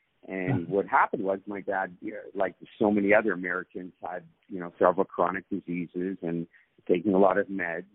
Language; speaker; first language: English; native; English